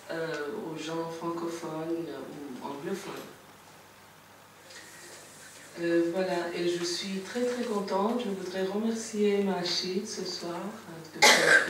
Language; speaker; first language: French; non-native, fluent; Persian